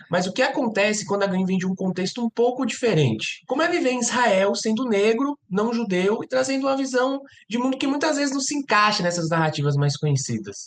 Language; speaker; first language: Portuguese; native; Portuguese